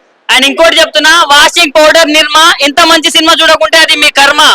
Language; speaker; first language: Telugu; native; Telugu